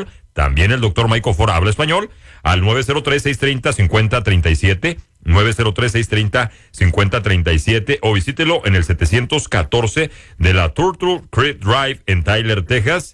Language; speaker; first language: Spanish; native; Spanish